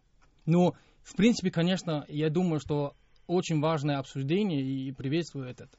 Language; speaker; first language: Russian; non-native, fluent; English